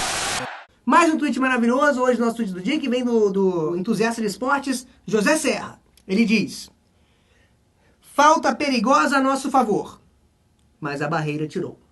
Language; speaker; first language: Portuguese; native; Portuguese